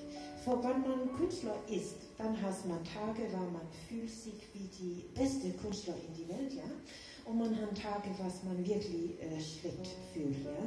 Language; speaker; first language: German; non-native, learner; Danish